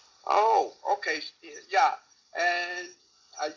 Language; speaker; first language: Dutch; non-native, learner; English